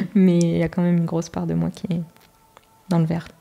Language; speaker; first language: French; native; French